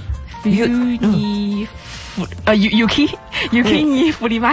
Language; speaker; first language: Japanese; non-native, learner; Chinese